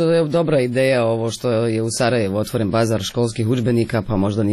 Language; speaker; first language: Croatian; native; Croatian